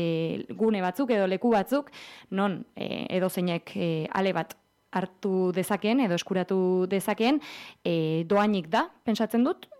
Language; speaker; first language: Basque; native; Basque